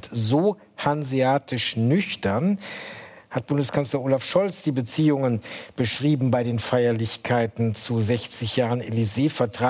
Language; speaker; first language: German; native; German